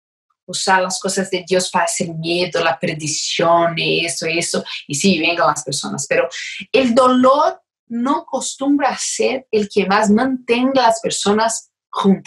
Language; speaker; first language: Spanish; non-native, fluent; Portuguese